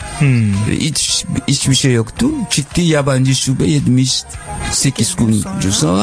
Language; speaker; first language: Turkish; non-native, learner; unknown